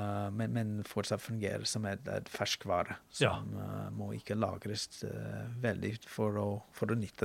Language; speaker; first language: Norwegian; non-native, fluent; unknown